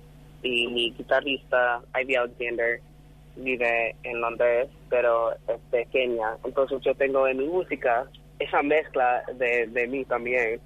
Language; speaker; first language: Spanish; non-native, fluent; English